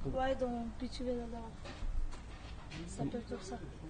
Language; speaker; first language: French; non-native, learner; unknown